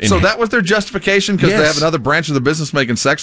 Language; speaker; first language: English; native; English